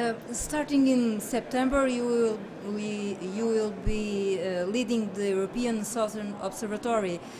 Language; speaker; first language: English; non-native, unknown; Portuguese